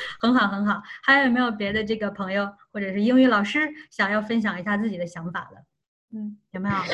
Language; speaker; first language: Chinese; native; Chinese